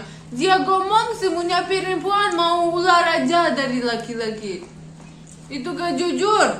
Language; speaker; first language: Indonesian; non-native, learner; Russian